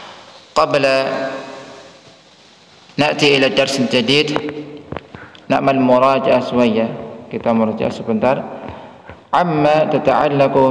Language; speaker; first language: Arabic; non-native, fluent; Indonesian